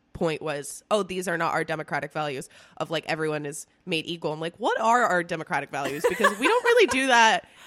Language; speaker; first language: English; early bilingual, other home language; Spanish